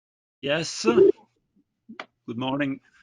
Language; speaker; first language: English; non-native, learner; Italian